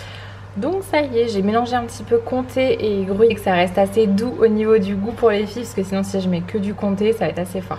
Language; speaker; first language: French; native; French